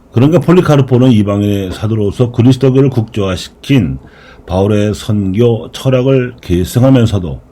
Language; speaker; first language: Korean; native; Korean